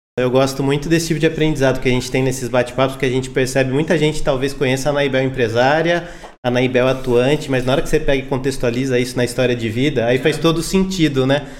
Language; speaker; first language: Portuguese; native; Portuguese